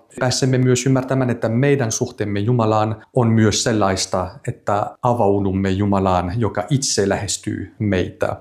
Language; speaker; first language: Finnish; non-native, fluent; French